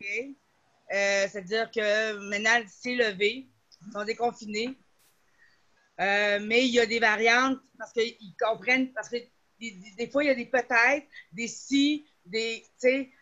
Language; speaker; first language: French; native; French